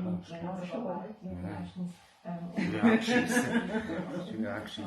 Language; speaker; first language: German; native; German